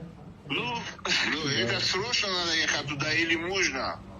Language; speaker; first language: Russian; non-native, local second language; Tajik